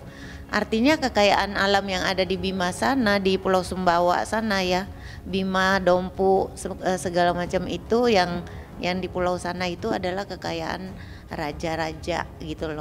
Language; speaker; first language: Indonesian; native; Indonesian